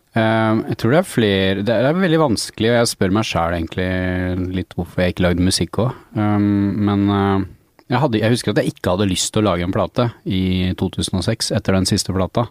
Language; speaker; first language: Norwegian; native; Norwegian